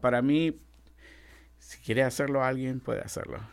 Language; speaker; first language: Spanish; native; Spanish